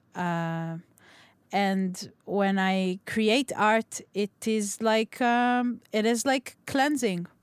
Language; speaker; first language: English; non-native, local second language; Hebrew